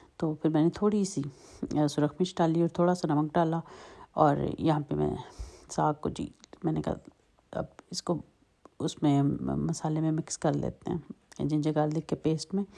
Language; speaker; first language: Urdu; native; Urdu